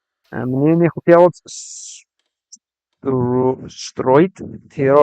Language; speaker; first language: Russian; non-native, learner; English